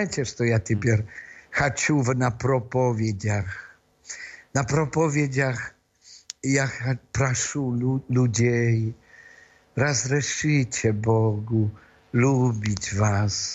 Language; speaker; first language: Russian; non-native, fluent; Polish